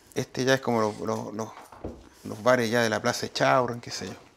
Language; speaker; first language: Spanish; native; Spanish